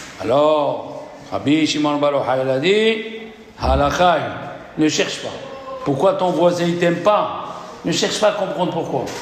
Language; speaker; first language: French; native; French